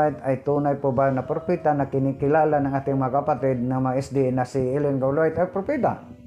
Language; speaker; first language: Filipino; non-native, local second language; Cebuano